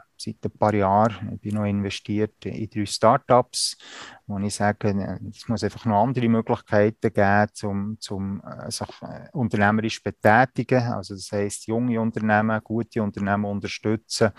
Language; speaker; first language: German; native; German